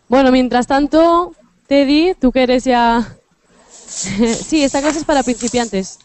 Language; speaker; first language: Spanish; native; Spanish